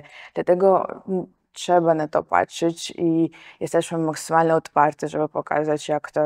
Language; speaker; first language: Polish; non-native, fluent; Georgian